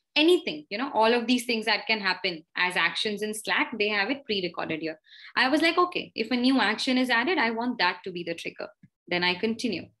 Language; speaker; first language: English; non-native, local second language; Hindi